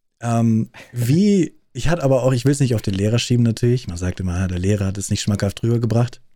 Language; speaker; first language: German; native; German